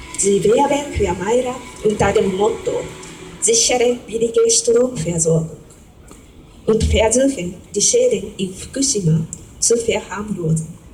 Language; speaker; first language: German; non-native, fluent; Japanese